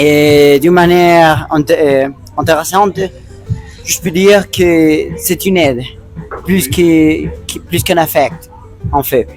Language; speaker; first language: French; non-native, learner; Spanish